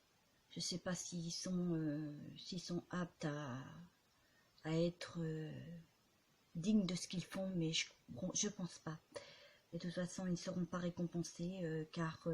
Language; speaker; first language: French; native; French